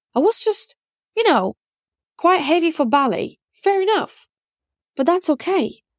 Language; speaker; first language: English; non-native, fluent; Russian